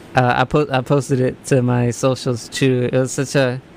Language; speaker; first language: English; early bilingual, other home language; Spanish